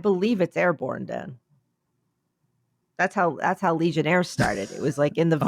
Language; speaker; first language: English; native; English